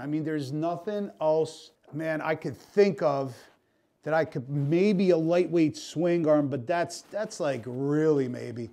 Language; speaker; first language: English; native; English